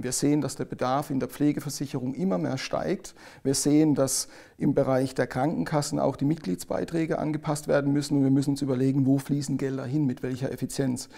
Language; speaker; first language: German; native; German